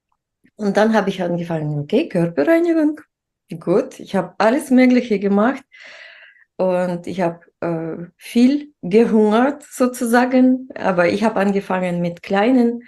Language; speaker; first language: German; non-native, fluent; Russian